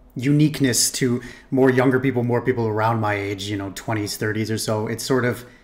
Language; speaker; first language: English; native; English